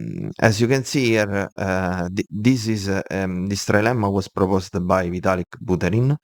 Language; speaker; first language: English; non-native, fluent; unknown